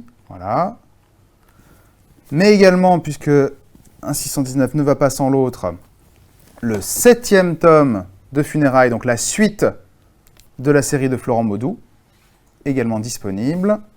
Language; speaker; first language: French; native; French